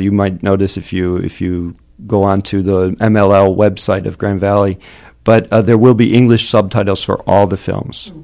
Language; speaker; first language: English; native; English